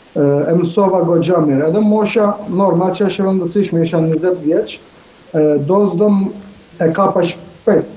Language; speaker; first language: Albanian; non-native, fluent; Turkish